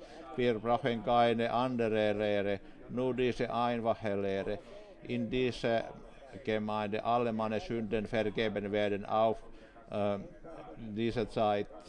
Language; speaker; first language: German; non-native, fluent; Finnish